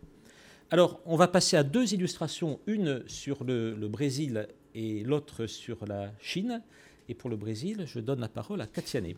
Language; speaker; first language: French; native; French